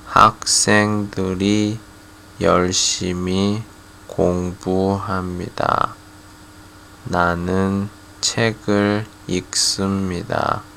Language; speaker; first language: Korean; non-native, fluent; Chinese